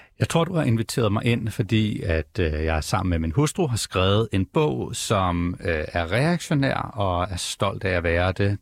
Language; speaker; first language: Danish; native; Danish